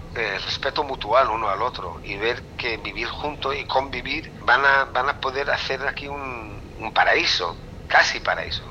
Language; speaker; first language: Spanish; non-native, fluent; Hebrew